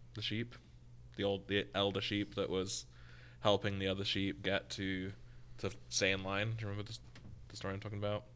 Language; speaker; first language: English; native; English